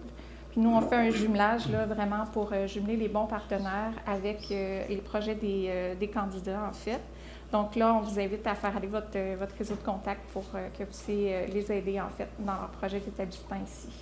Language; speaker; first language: French; native; French